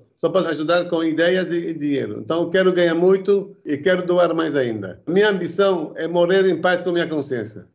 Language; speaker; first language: Portuguese; early bilingual, other home language; Arabic